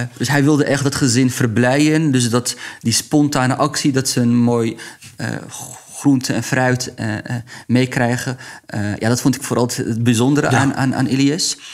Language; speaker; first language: Dutch; early bilingual, other home language; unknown